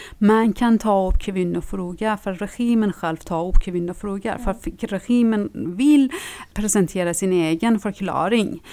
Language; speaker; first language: Swedish; non-native, fluent; Persian